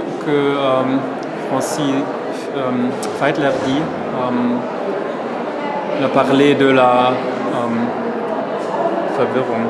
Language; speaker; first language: French; non-native, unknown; German